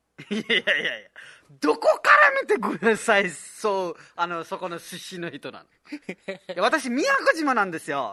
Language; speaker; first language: Japanese; non-native, fluent; Nepali